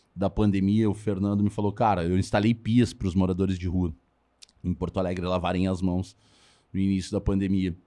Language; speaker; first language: Portuguese; native; Portuguese